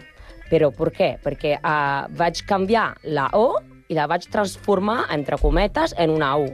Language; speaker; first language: Catalan; non-native, learner; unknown